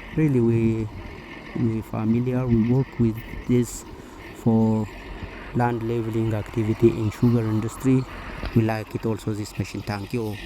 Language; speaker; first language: English; non-native, local second language; Amharic